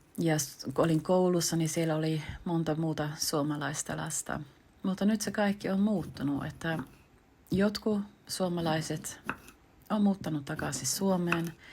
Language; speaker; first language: Finnish; early bilingual, heritage; Finnish